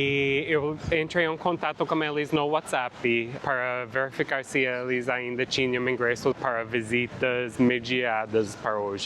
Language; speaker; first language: Portuguese; non-native, fluent; English